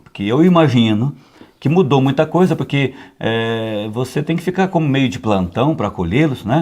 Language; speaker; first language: Portuguese; native; Portuguese